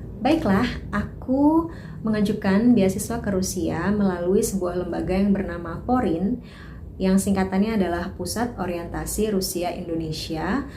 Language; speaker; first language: Indonesian; native; Indonesian